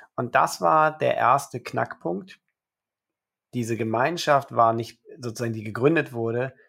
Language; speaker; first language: German; native; German